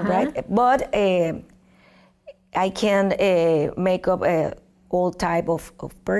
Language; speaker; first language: English; non-native, learner; Spanish